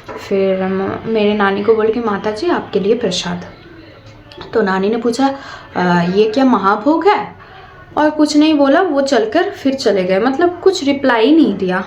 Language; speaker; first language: Hindi; non-native, local second language; Bangla